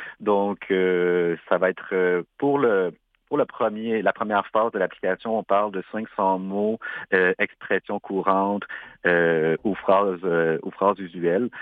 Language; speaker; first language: French; native; French